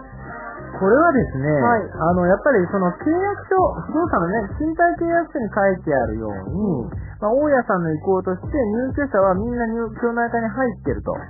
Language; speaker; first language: Japanese; native; Japanese